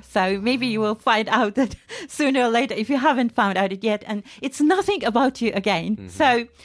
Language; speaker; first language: English; non-native, fluent; Finnish